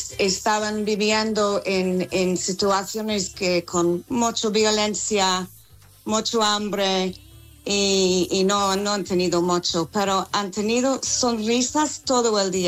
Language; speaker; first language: Spanish; non-native, fluent; English